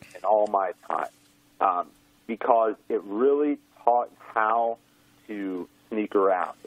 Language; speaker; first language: English; native; English